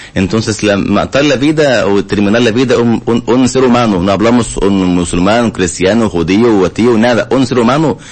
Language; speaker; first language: Spanish; non-native, learner; Arabic